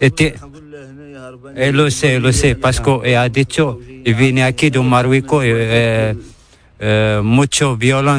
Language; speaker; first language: Spanish; non-native, learner; Arabic